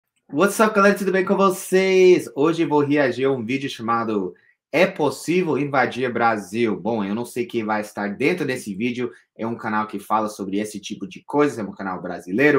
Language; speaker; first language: Portuguese; non-native, fluent; English